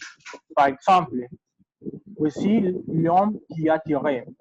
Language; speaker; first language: French; non-native, learner; Spanish